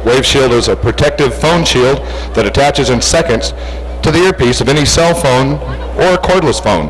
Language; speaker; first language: English; native; English